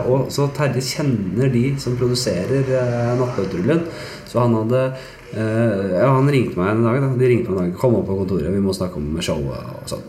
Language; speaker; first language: Norwegian; native; Norwegian